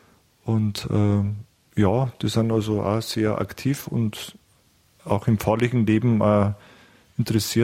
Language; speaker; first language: German; native; German